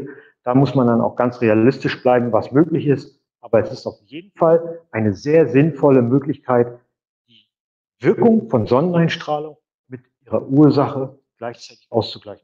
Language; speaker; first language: German; native; German